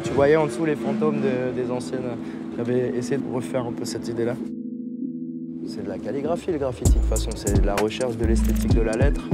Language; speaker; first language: French; native; French